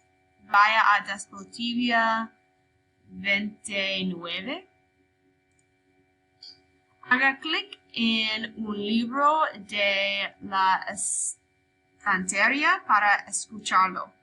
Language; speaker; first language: Spanish; non-native, fluent; English